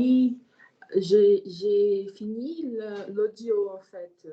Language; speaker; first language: French; non-native, fluent; Portuguese